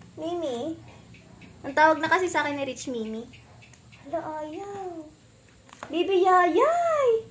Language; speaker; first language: Filipino; non-native, local second language; Cebuano